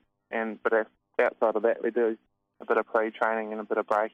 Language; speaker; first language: English; native; English